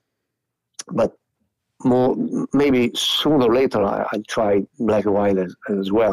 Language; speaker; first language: English; non-native, fluent; Italian